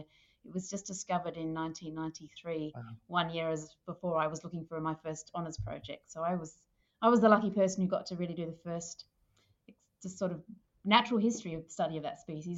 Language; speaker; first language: English; native; English